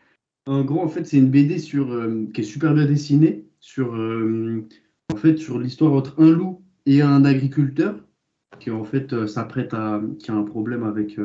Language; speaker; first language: French; native; French